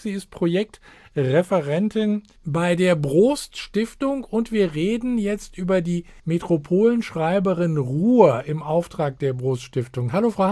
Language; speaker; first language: German; native; German